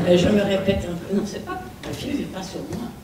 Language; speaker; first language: French; non-native, fluent; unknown